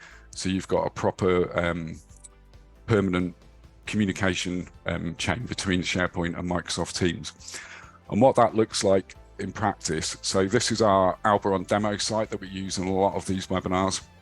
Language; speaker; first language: English; native; English